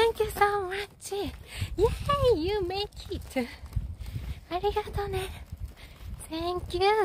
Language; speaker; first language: English; non-native, learner; Japanese